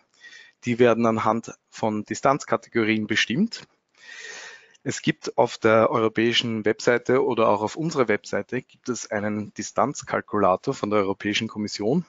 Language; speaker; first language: German; native; German